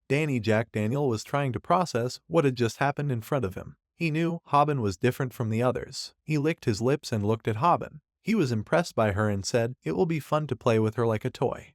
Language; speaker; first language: English; non-native, local second language; Hindi